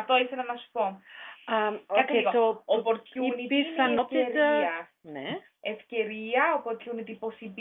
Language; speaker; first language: Greek; non-native, learner; German